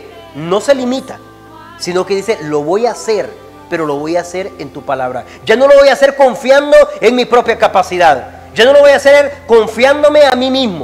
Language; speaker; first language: Spanish; native; Spanish